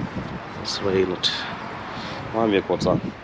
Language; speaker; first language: German; non-native, learner; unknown